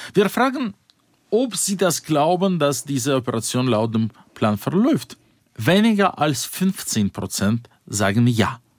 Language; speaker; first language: German; non-native, fluent; Russian